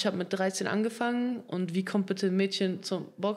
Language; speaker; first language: German; early bilingual, other home language; Russian